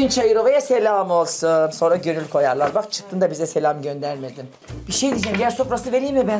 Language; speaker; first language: Turkish; native; Turkish